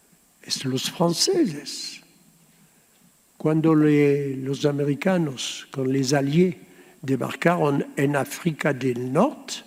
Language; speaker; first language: Spanish; early bilingual, heritage; Spanish